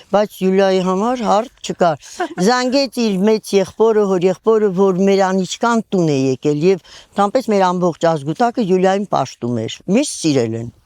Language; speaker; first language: Armenian; native; Armenian